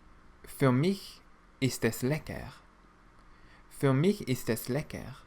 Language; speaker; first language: German; non-native, fluent; English